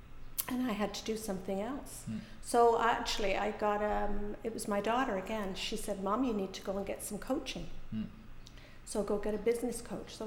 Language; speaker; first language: English; native; English